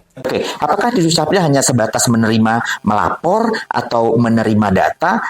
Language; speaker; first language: Indonesian; native; Indonesian